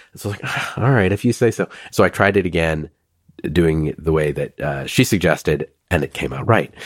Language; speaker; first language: English; early bilingual, other home language; Hindi